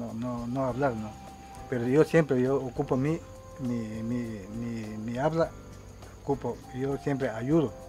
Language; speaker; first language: Spanish; non-native, local second language; Quechua